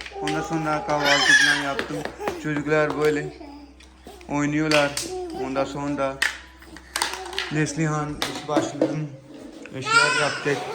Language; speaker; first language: Turkish; non-native, learner; Urdu